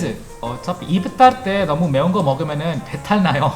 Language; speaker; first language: Korean; non-native, fluent; Malay